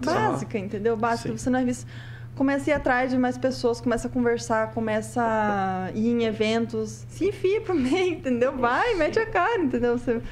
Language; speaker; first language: Portuguese; native; Portuguese